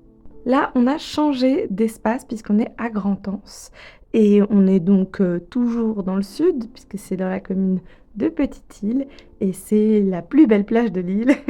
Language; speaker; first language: French; native; French